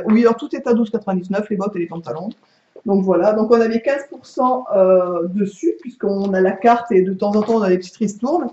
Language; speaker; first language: French; native; French